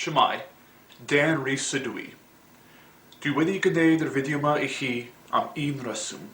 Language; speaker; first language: Welsh; non-native, learner; English